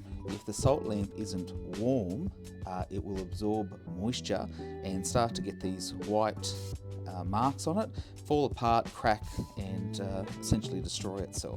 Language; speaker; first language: English; native; English